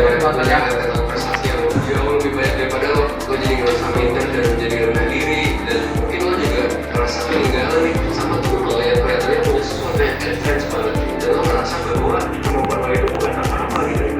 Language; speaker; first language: Indonesian; native; Indonesian